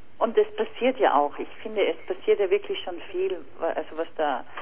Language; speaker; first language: German; native; German